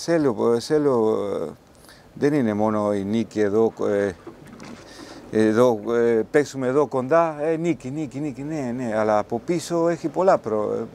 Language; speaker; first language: Greek; non-native, learner; Spanish